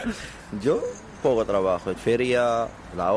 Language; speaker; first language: Spanish; non-native, learner; Arabic